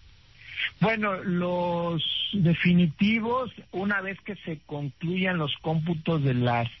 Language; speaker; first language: Spanish; native; Spanish